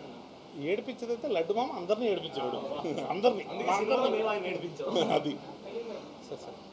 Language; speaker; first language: Telugu; native; Telugu